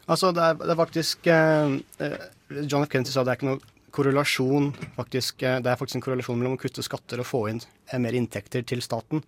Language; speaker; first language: Norwegian; native; Norwegian